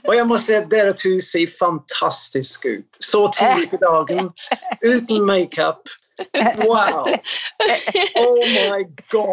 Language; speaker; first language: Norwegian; non-native, fluent; English